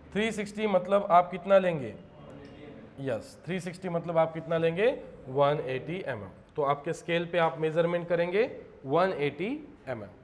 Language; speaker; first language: Hindi; non-native, local second language; Marathi